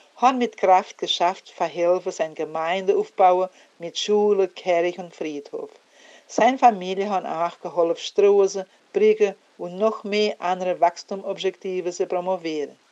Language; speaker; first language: German; early bilingual, heritage; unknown